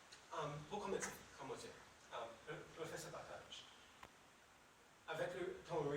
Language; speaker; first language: French; non-native, learner; English